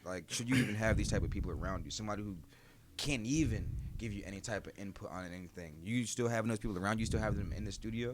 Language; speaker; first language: English; native; English